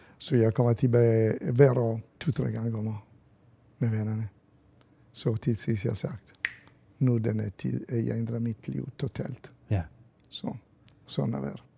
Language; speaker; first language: Danish; non-native, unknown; Italian